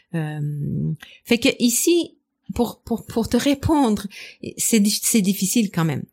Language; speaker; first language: French; non-native, fluent; English